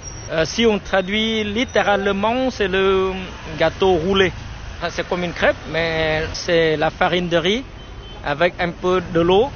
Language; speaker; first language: French; non-native, fluent; Vietnamese